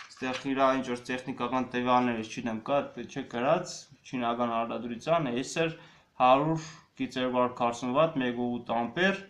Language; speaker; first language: Armenian; native; Armenian